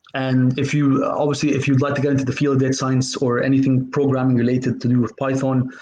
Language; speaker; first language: English; non-native, fluent; Arabic